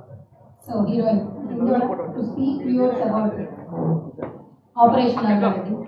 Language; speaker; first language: Telugu; native; Telugu